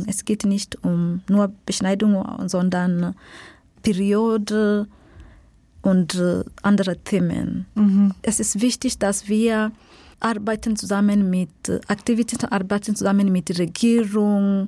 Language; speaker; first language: German; non-native, learner; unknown